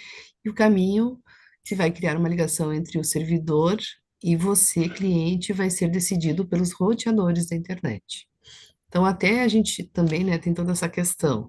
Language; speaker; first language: Portuguese; native; Portuguese